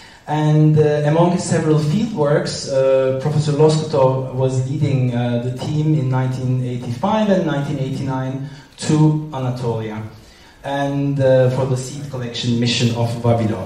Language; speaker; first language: English; non-native, fluent; Turkish